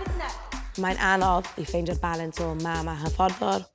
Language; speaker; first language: Welsh; non-native, local second language; English